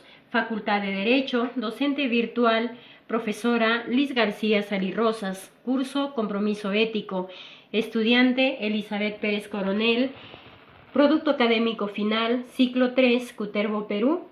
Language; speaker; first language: Spanish; native; Spanish